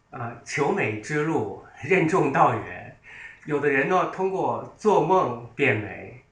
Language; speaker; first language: Chinese; native; Chinese